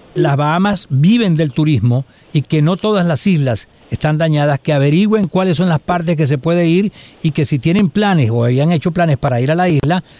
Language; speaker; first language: Spanish; native; Spanish